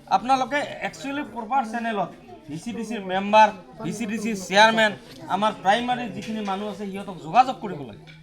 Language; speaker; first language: Assamese; non-native, local second language; Bangla